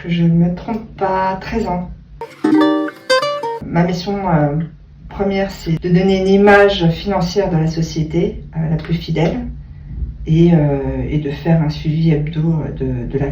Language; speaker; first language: French; native; French